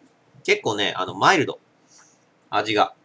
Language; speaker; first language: Japanese; native; Japanese